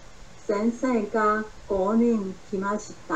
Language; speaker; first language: Japanese; non-native, learner; Chinese